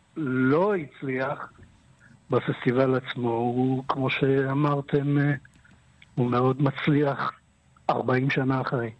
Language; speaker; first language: Hebrew; early bilingual, other home language; Polish